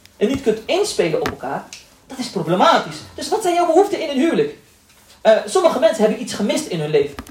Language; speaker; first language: Dutch; early bilingual, other home language; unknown